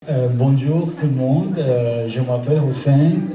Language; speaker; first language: French; non-native, learner; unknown